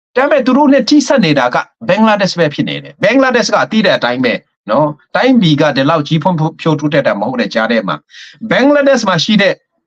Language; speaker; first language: Burmese; non-native, local second language; Hakha Chin